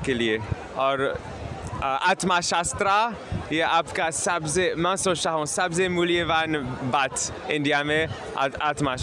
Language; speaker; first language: Hindi; non-native, learner; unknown